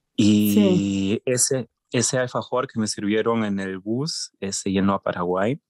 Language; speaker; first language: Spanish; early bilingual, heritage; German